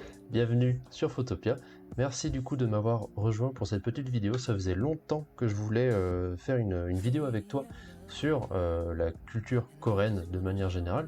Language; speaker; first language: French; native; French